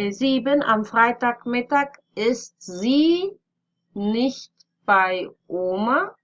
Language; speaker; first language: German; non-native, fluent; Spanish